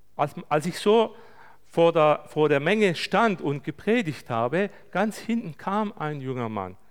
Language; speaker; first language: German; non-native, fluent; Turkish